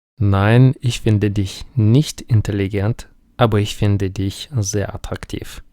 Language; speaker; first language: German; non-native, fluent; Ukrainian